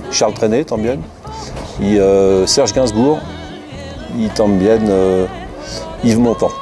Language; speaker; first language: Spanish; non-native, learner; French